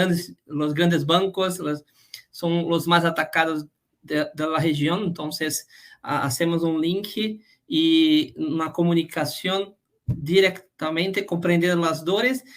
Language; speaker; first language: Spanish; non-native, fluent; Portuguese